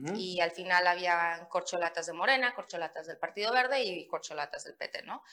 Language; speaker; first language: Spanish; native; Spanish